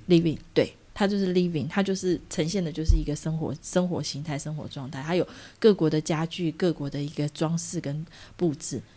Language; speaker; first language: Chinese; native; Chinese